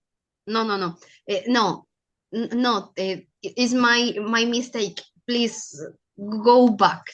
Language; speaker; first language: English; non-native, learner; Spanish